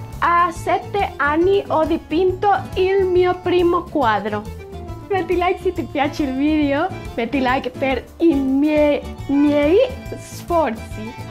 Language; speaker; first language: Italian; non-native, learner; Spanish